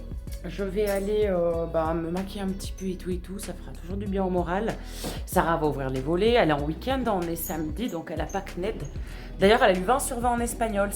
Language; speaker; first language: French; native; French